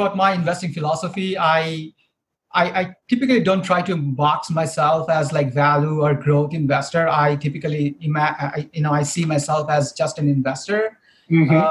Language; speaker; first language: English; non-native, local second language; Bangla